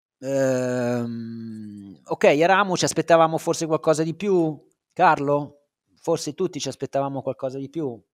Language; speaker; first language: Italian; native; Italian